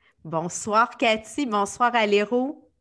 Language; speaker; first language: French; native; French